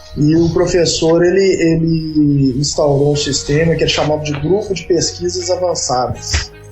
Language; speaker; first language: Portuguese; native; Portuguese